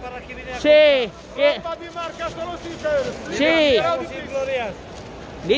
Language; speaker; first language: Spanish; non-native, learner; Filipino